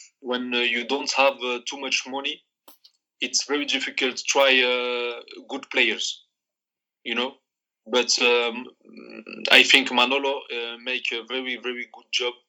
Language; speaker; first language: English; non-native, learner; Arabic